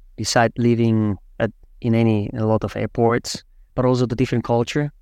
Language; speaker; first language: English; non-native, fluent; Italian